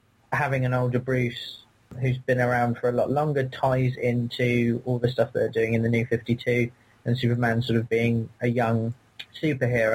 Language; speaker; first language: English; native; English